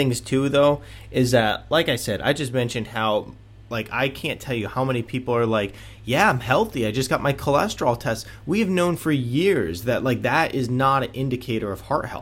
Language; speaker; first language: English; native; English